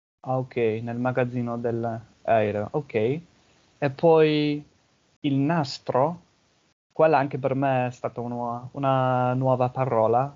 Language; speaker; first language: Italian; non-native, fluent; English